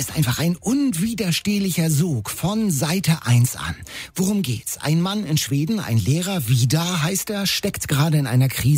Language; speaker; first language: German; native; German